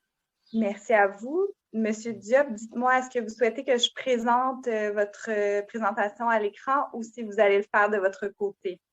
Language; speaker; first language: French; native; French